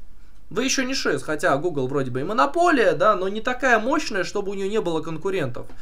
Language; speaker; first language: Russian; native; Russian